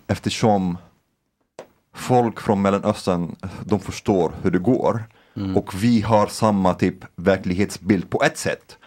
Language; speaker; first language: Swedish; non-native, fluent; Arabic